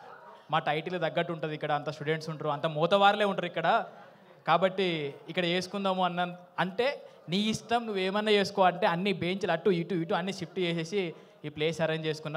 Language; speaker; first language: Telugu; native; Telugu